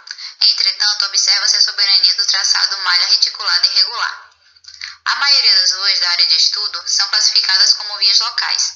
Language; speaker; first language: Portuguese; native; Portuguese